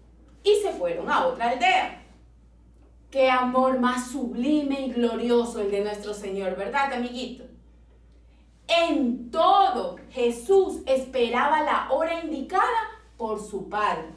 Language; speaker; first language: Spanish; native; Spanish